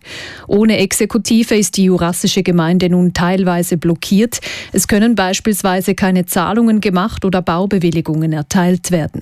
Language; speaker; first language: German; native; German